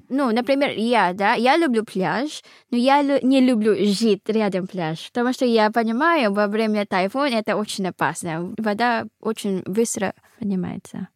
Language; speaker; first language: Russian; non-native, learner; Filipino